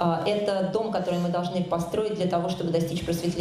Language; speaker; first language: Russian; native; Russian